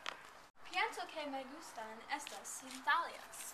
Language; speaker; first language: Spanish; non-native, learner; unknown